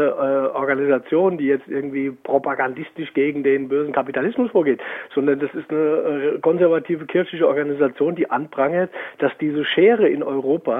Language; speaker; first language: German; native; German